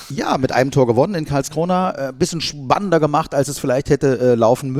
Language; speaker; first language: German; native; German